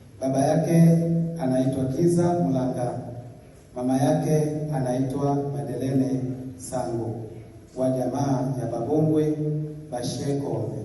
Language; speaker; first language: Swahili; non-native, local second language; Bembe